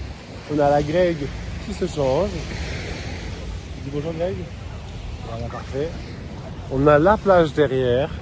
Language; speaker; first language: French; native; French